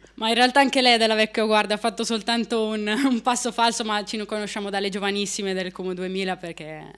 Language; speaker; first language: Italian; native; Italian